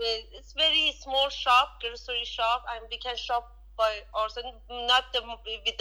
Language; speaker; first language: English; non-native, learner; Persian